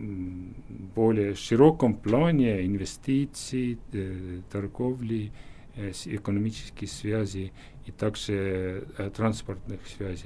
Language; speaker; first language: Russian; non-native, fluent; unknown